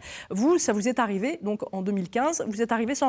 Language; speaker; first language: French; native; French